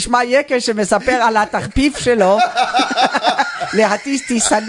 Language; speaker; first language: Hebrew; native; Hebrew